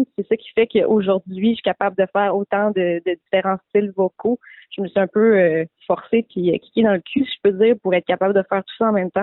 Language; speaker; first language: French; native; French